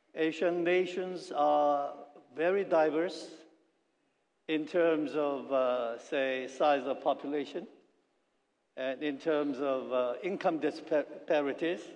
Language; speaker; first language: English; non-native, fluent; Korean